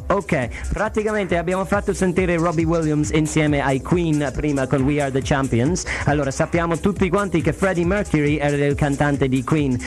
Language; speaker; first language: Italian; non-native, fluent; English